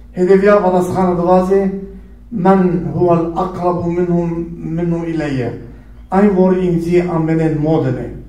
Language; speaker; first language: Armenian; early bilingual, heritage; Armenian